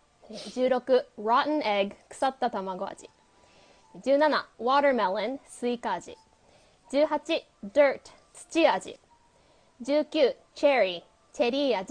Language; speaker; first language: Japanese; native; Japanese